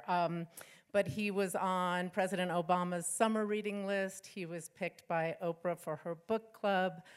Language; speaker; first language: English; native; English